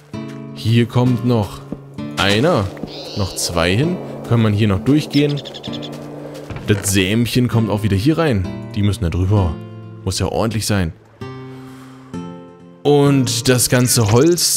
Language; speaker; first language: German; native; German